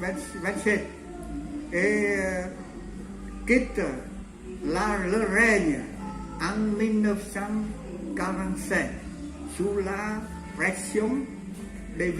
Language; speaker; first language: French; non-native, learner; Vietnamese